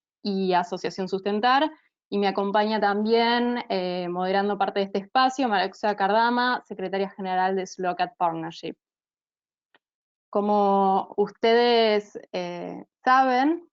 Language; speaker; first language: Spanish; native; Spanish